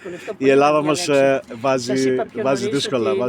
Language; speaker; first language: Greek; native; Greek